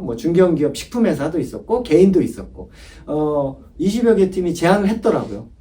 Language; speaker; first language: Korean; native; Korean